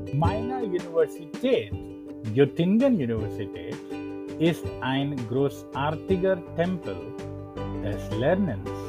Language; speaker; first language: German; non-native, learner; English